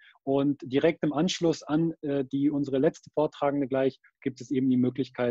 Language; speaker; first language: German; native; German